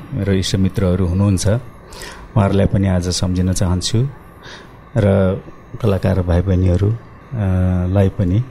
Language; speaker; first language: Nepali; native; Nepali